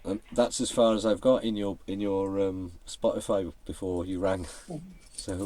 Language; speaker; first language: English; native; English